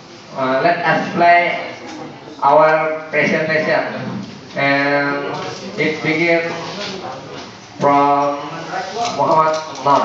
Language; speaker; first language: English; non-native, learner; Indonesian